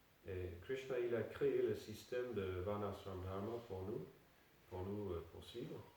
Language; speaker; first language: French; non-native, fluent; Danish